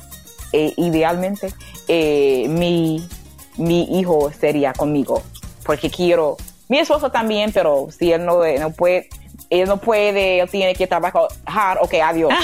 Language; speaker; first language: Spanish; non-native, learner; English